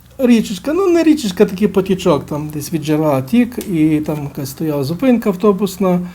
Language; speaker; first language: Ukrainian; native; Ukrainian